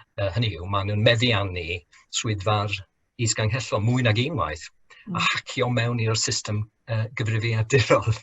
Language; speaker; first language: Welsh; non-native, fluent; English